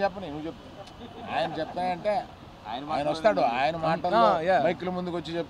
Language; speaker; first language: Telugu; native; Telugu